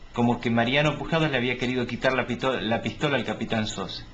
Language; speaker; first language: Spanish; native; Spanish